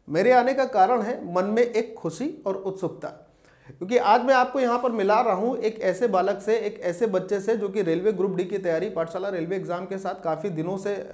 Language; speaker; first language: Hindi; native; Hindi